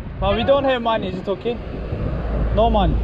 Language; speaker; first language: English; non-native, learner; Turkish